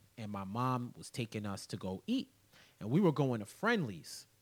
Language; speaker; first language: English; early bilingual, other home language; Haitian Creole